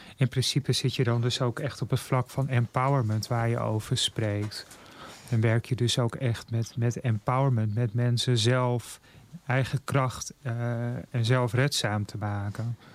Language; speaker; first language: Dutch; native; Dutch